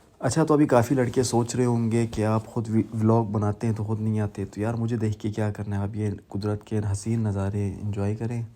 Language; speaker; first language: Urdu; non-native, local second language; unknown